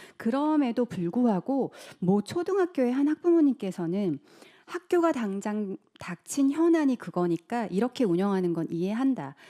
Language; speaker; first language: Korean; native; Korean